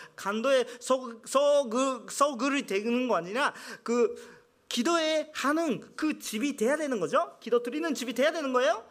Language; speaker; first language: Korean; non-native, fluent; Japanese